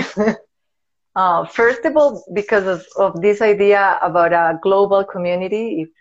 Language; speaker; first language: English; non-native, learner; Spanish